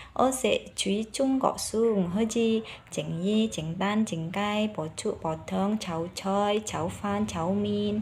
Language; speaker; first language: Cantonese; non-native, learner; Indonesian